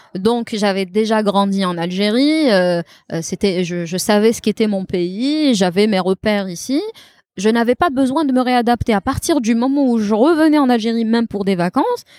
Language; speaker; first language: French; non-native, local second language; Kabyle